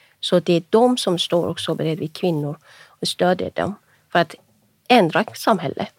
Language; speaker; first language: Swedish; non-native, fluent; Persian